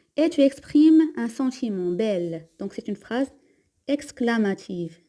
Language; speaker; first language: French; non-native, local second language; Arabic